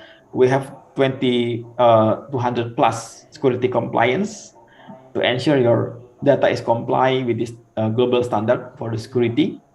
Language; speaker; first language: English; non-native, fluent; Indonesian